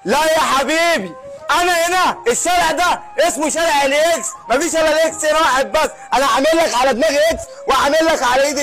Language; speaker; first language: Arabic; native; Arabic